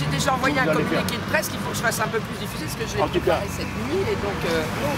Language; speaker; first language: French; native; French